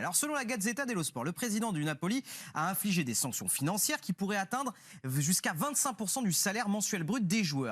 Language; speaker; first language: French; native; French